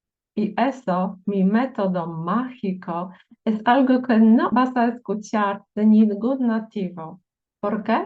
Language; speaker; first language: Spanish; non-native, fluent; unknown